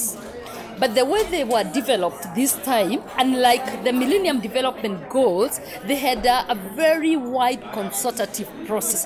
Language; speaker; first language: English; non-native, local second language; Kikuyu